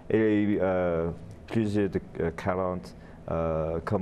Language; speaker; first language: French; non-native, learner; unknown